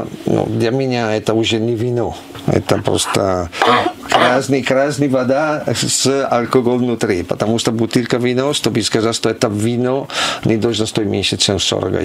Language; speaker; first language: Russian; non-native, learner; Italian